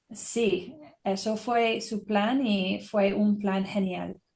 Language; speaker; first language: Spanish; non-native, learner; English